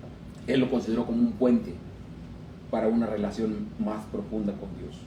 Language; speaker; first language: Spanish; native; Spanish